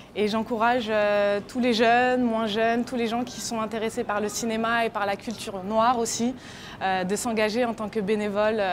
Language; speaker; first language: French; native; French